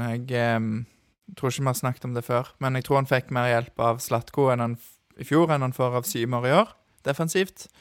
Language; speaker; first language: Norwegian; native; Norwegian